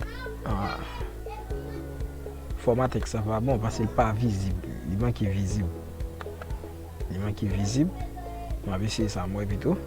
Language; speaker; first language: French; non-native, local second language; Haitian Creole